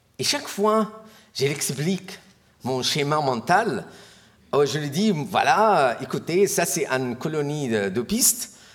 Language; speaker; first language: French; non-native, fluent; Arabic